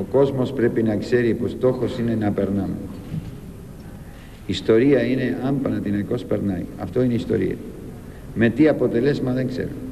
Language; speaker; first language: Greek; non-native, learner; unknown